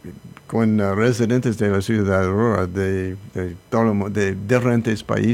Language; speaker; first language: Spanish; non-native, learner; English